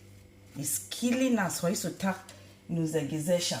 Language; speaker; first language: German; non-native, learner; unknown